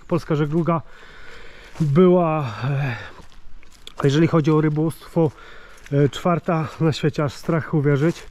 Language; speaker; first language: Polish; native; Polish